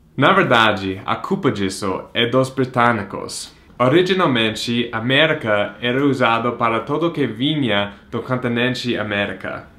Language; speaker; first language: Portuguese; non-native, fluent; English